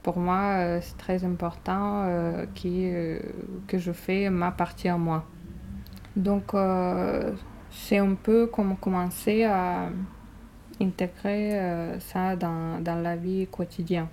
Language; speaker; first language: French; non-native, fluent; Russian